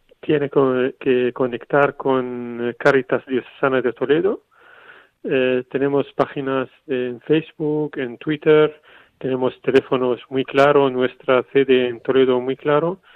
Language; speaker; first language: Spanish; non-native, fluent; Arabic